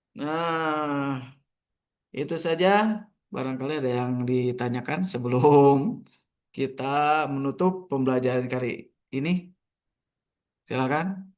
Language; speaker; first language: Indonesian; non-native, local second language; Sundanese